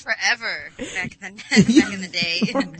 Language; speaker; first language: English; native; English